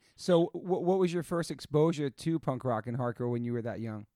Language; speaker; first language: English; native; English